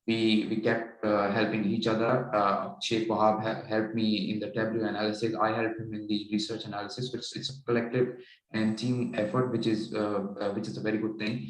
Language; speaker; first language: English; non-native, local second language; Urdu